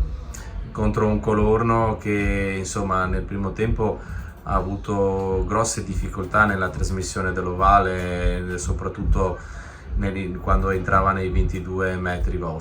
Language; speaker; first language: Italian; native; Italian